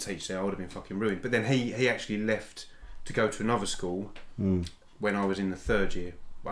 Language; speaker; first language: English; native; English